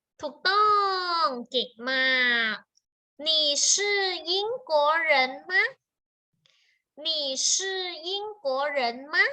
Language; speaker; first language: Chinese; non-native, fluent; Thai